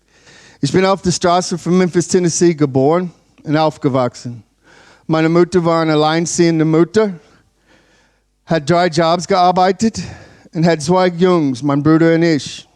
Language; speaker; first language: German; non-native, learner; English